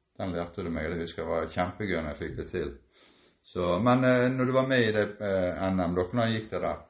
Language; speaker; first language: Norwegian; native; Norwegian